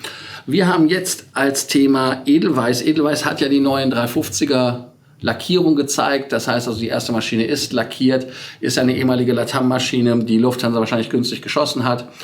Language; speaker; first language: German; native; German